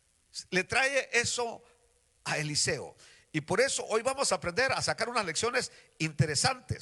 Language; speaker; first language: Spanish; native; Spanish